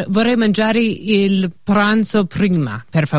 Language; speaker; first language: Italian; non-native, learner; English